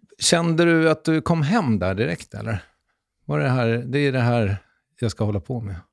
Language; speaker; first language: Swedish; native; Swedish